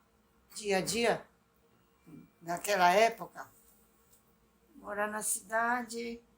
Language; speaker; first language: Portuguese; non-native, local second language; Japanese